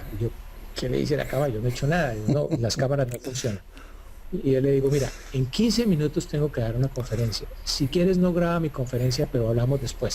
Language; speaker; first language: Spanish; native; Spanish